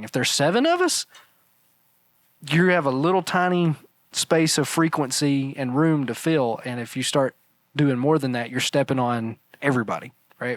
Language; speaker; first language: English; native; English